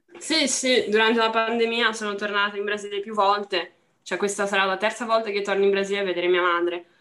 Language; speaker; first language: Italian; non-native, fluent; Portuguese